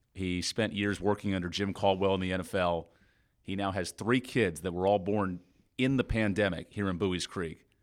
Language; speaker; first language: English; native; English